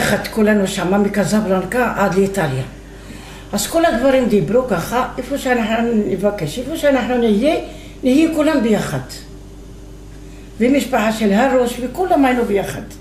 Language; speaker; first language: Hebrew; non-native, fluent; Arabic